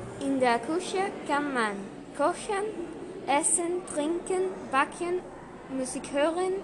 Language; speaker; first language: German; non-native, learner; Spanish